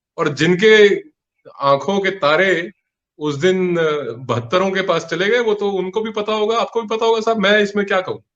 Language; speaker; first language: Hindi; non-native, local second language; Punjabi